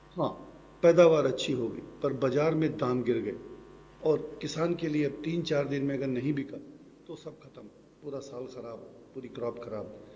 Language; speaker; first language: Hindi; native; Hindi